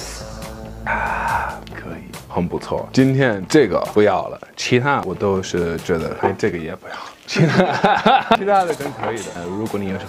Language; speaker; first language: Chinese; non-native, fluent; English